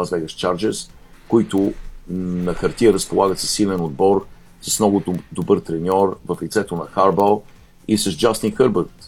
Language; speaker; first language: Bulgarian; native; Bulgarian